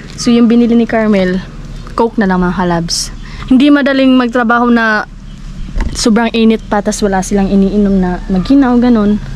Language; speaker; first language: Filipino; non-native, local second language; Masbatenyo